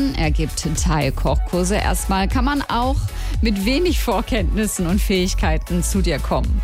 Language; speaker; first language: German; native; German